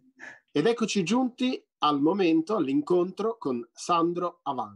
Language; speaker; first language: Italian; native; Italian